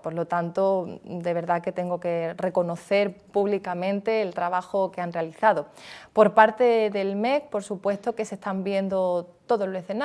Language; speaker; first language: Spanish; native; Spanish